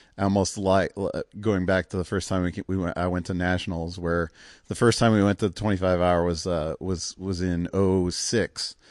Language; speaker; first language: English; native; English